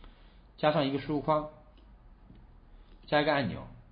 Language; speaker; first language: Chinese; native; Chinese